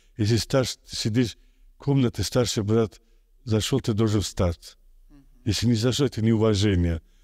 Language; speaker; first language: Russian; non-native, local second language; Azerbaijani